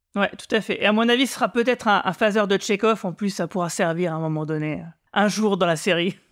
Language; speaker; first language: French; native; French